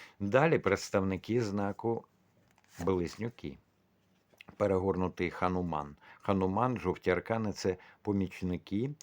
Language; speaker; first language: Ukrainian; non-native, local second language; Russian